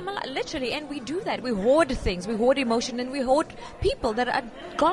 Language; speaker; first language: English; non-native, local second language; Venda